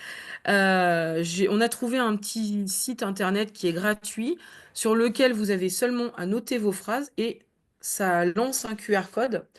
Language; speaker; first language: French; native; French